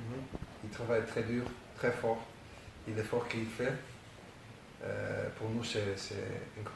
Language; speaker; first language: French; non-native, learner; Dutch